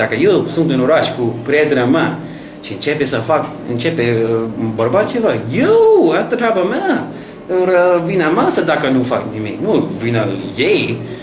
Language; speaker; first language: Romanian; non-native, learner; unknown